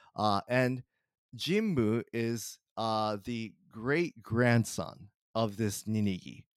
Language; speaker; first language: English; early bilingual, other home language; Japanese